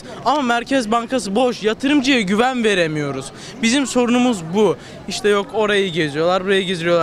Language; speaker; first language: Turkish; native; Turkish